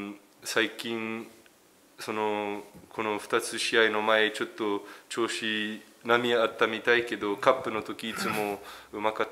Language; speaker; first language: Japanese; early bilingual, heritage; French